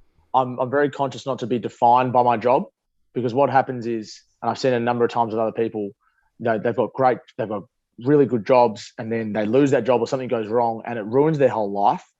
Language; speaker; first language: English; native; English